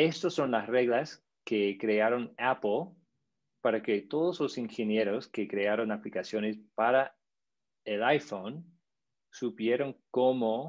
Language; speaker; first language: Spanish; non-native, fluent; English